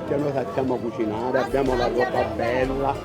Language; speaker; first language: Italian; native; Italian